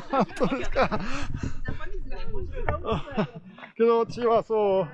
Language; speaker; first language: Japanese; non-native, learner; French